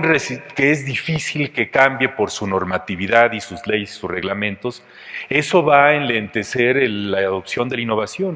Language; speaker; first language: Spanish; native; Spanish